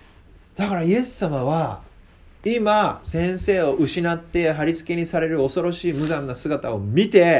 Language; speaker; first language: Japanese; native; Japanese